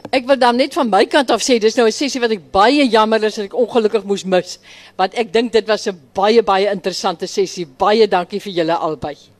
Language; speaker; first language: Afrikaans; native; Afrikaans